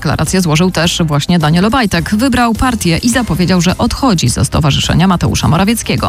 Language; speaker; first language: Polish; native; Polish